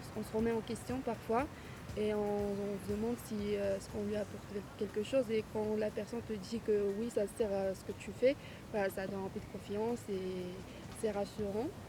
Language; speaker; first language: French; non-native, fluent; Arabic